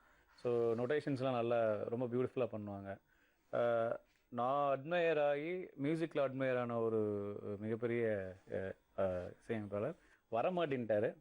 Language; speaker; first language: Tamil; native; Tamil